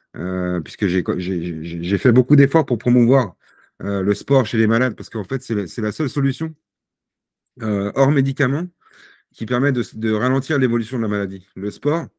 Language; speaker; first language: French; native; French